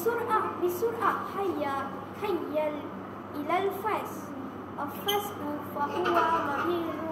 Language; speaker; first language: Arabic; non-native, learner; Malay